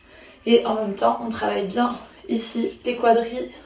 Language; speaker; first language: French; native; French